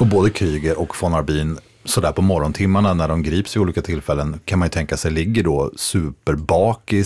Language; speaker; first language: Swedish; native; Swedish